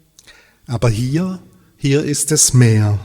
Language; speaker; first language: German; native; German